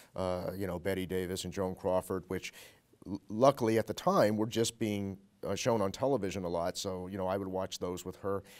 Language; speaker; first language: English; native; English